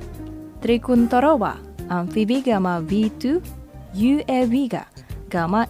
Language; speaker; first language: Japanese; non-native, fluent; Indonesian